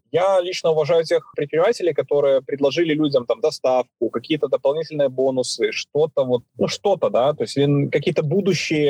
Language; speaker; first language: Russian; native; Russian